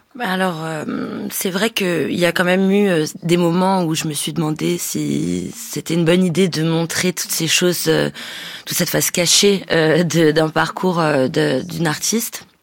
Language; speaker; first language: French; native; French